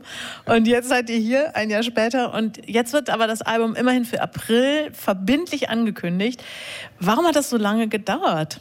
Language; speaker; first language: German; native; German